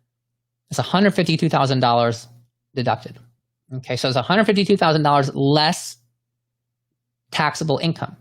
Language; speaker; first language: English; native; English